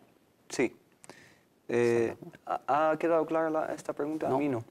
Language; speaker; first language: Spanish; native; Spanish